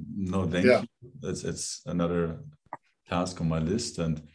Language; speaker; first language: English; non-native, fluent; German